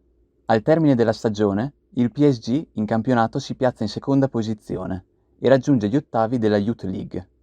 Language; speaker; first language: Italian; native; Italian